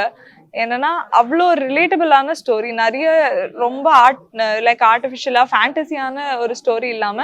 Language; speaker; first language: Tamil; native; Tamil